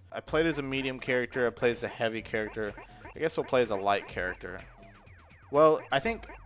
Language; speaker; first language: English; native; English